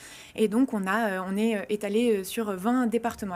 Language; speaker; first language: French; native; French